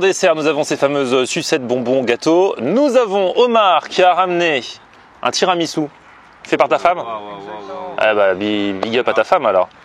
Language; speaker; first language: French; native; French